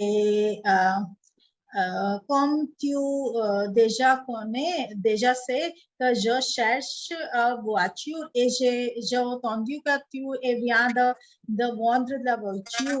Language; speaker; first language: French; non-native, learner; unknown